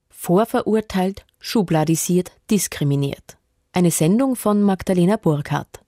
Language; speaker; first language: German; native; German